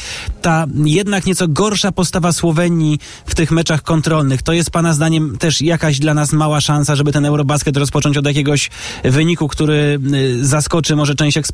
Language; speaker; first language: Polish; native; Polish